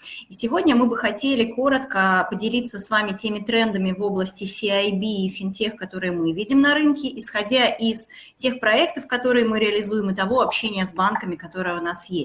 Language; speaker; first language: Russian; native; Russian